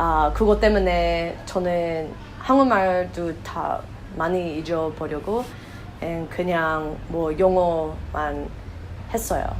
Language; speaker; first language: Korean; early bilingual, heritage; English